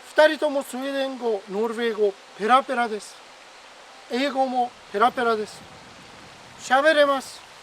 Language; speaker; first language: Japanese; non-native, fluent; Persian